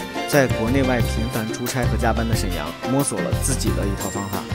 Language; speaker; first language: Chinese; native; Chinese